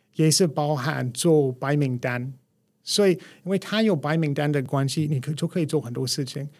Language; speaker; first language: Chinese; non-native, fluent; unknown